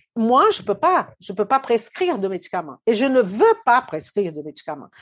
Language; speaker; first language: French; non-native, fluent; Portuguese